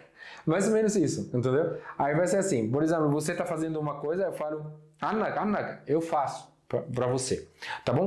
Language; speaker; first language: Portuguese; non-native, fluent; Arabic